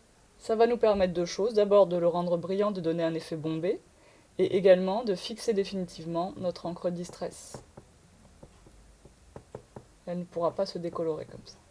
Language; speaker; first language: French; native; French